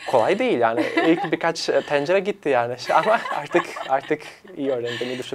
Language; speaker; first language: Turkish; non-native, fluent; Serbian